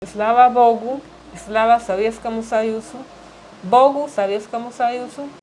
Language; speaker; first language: Russian; non-native, learner; Spanish